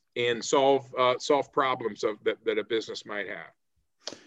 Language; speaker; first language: English; native; English